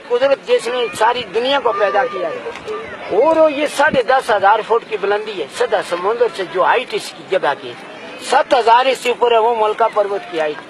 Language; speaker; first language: Hindi; non-native, local second language; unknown